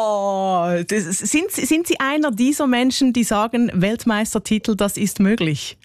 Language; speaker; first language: German; native; German